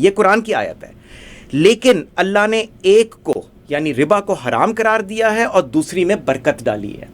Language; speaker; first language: Urdu; native; Urdu